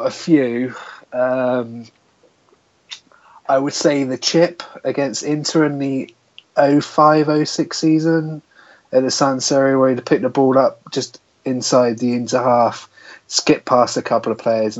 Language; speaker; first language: English; native; English